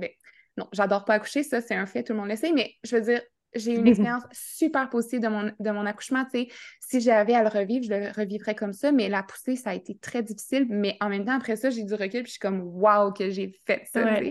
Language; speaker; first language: French; native; French